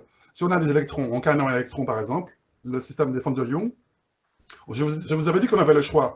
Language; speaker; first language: French; native; French